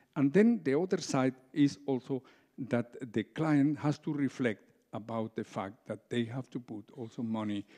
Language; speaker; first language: English; non-native, fluent; Spanish